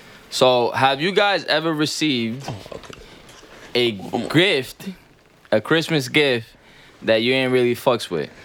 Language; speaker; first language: English; early bilingual, other home language; Spanish